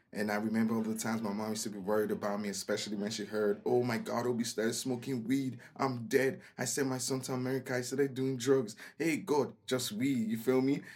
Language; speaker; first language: English; non-native, local second language; Igbo